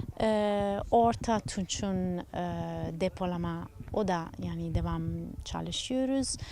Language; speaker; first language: Turkish; non-native, learner; Italian